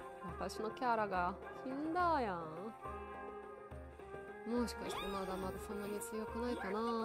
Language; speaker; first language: Japanese; non-native, learner; Russian